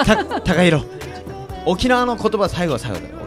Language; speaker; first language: Japanese; native; Japanese